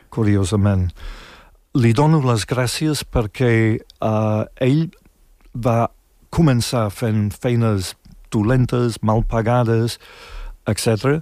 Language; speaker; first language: Catalan; non-native, fluent; English